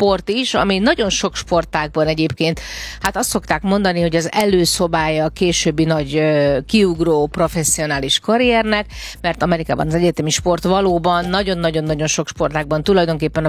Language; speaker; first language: Hungarian; native; Hungarian